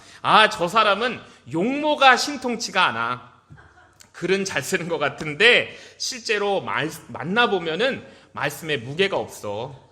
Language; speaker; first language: Korean; native; Korean